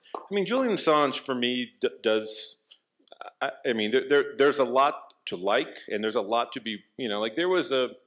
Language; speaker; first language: English; native; English